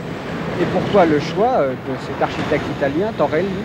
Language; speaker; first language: French; native; French